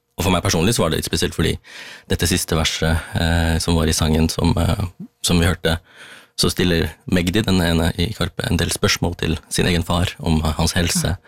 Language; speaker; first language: Norwegian; early bilingual, other home language; Tamil